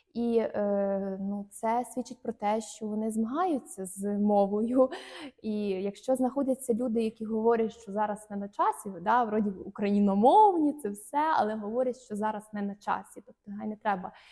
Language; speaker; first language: Ukrainian; native; Ukrainian